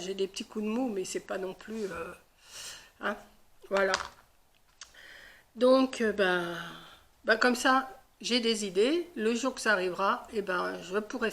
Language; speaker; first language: French; native; French